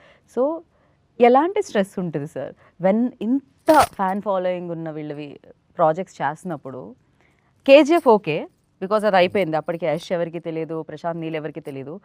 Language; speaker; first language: Telugu; native; Telugu